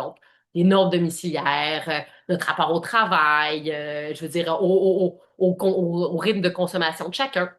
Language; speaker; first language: French; native; French